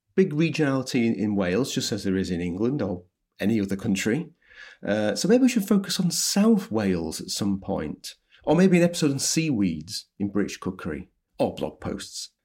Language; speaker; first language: English; native; English